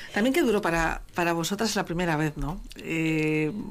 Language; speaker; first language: Spanish; native; Spanish